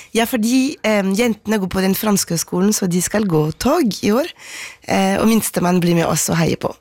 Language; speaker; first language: Norwegian; non-native, fluent; French